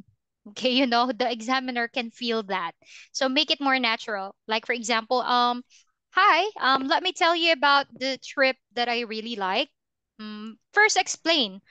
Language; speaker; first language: English; non-native, fluent; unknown